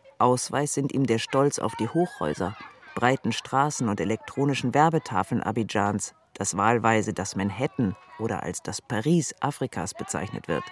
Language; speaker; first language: German; native; German